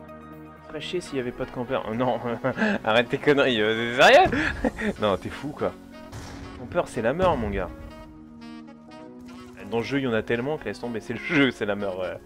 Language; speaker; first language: French; native; French